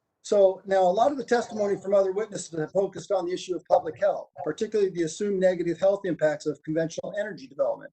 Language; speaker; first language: English; native; English